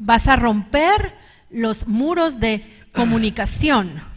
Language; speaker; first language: Spanish; native; Spanish